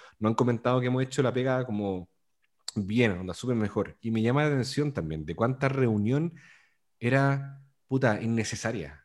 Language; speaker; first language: Spanish; native; Spanish